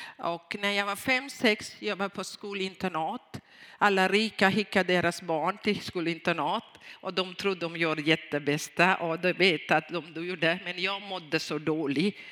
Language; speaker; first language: Swedish; non-native, fluent; Tamil